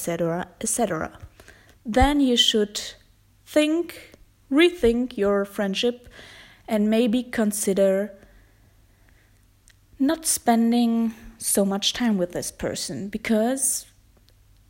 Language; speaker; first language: English; non-native, fluent; German